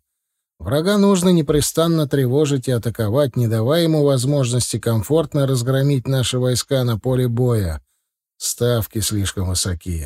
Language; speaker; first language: Russian; native; Russian